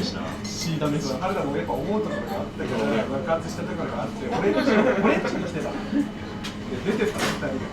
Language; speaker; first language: Japanese; native; Japanese